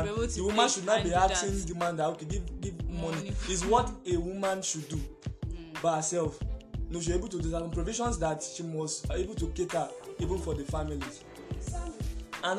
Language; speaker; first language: English; non-native, local second language; Yoruba